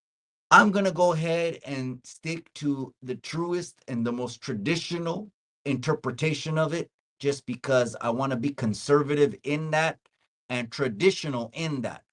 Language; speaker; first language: English; early bilingual, other home language; Spanish